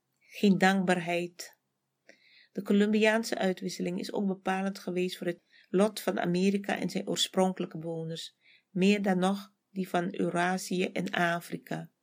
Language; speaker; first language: Dutch; native; Dutch